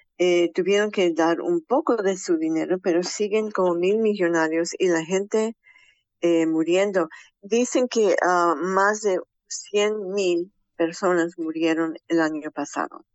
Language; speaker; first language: Spanish; early bilingual, heritage; Spanish